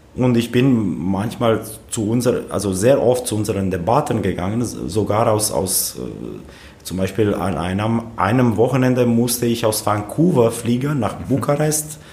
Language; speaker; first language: German; non-native, fluent; Romanian